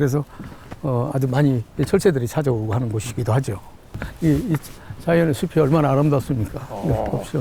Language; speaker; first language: Korean; native; Korean